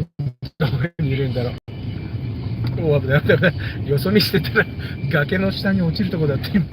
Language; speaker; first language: Japanese; native; Japanese